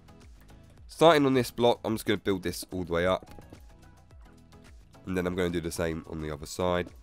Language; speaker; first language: English; native; English